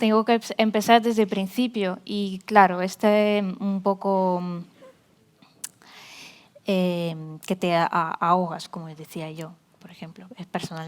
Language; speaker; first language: Spanish; non-native, fluent; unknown